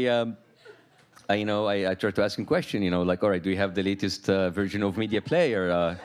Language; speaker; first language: English; non-native, fluent; Arabic